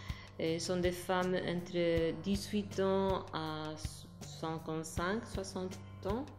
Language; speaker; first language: French; non-native, fluent; Spanish